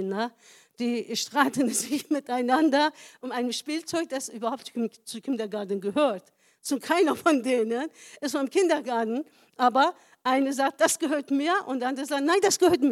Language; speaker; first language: German; non-native, fluent; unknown